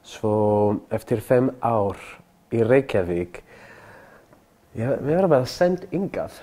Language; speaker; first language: Icelandic; non-native, learner; French